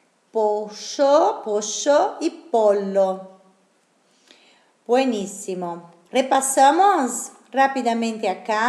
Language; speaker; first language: Spanish; non-native, fluent; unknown